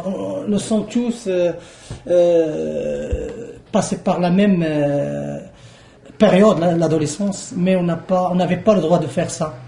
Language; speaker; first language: French; non-native, local second language; Arabic